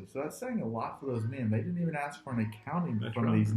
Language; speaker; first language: English; native; English